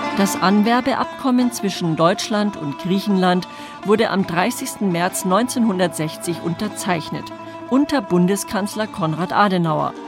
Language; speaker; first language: German; native; German